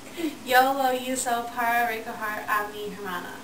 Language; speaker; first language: Spanish; non-native, learner; English